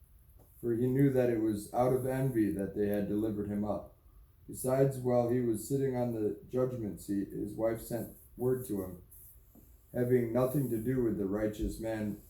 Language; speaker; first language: English; native; English